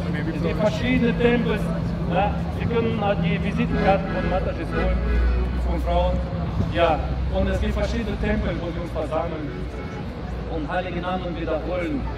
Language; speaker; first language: German; non-native, fluent; Russian